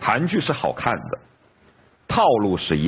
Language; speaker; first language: Chinese; native; Chinese